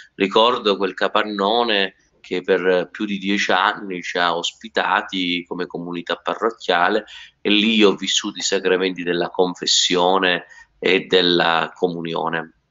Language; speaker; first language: Italian; native; Italian